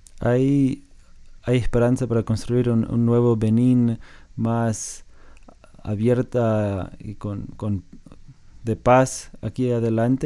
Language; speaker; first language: Spanish; non-native, fluent; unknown